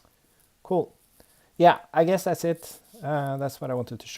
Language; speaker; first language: English; non-native, fluent; Swedish